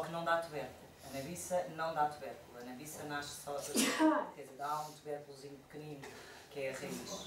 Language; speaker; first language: Portuguese; native; Portuguese